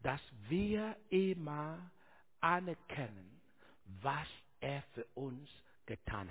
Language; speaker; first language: German; non-native, learner; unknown